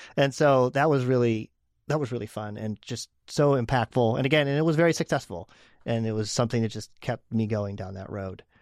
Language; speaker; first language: English; native; English